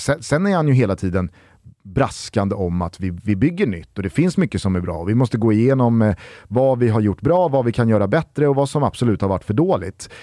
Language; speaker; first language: Swedish; native; Swedish